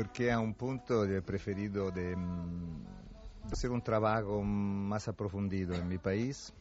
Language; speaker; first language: Spanish; non-native, fluent; Italian